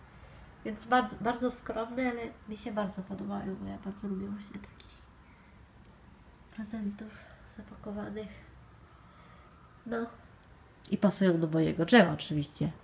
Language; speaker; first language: Polish; non-native, fluent; Italian